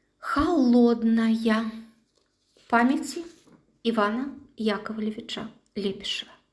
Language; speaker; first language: Belarusian; native; Belarusian